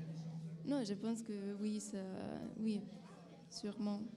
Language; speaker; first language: French; non-native, fluent; Italian